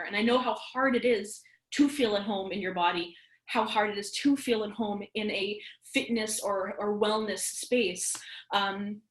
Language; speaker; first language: English; native; English